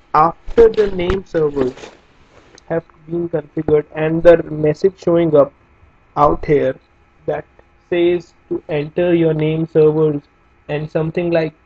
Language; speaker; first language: English; non-native, local second language; Hindi